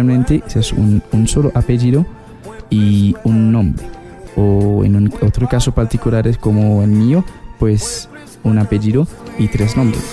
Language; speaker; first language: Spanish; non-native, fluent; Haitian Creole